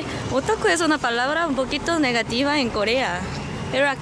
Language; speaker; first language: Spanish; non-native, fluent; Korean